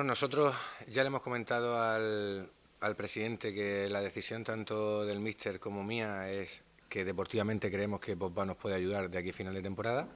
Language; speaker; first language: Spanish; native; Spanish